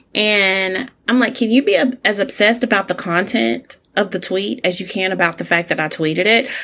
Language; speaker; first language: English; native; English